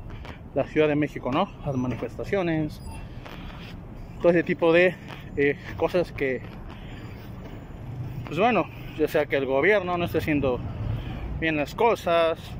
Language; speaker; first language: Spanish; native; Spanish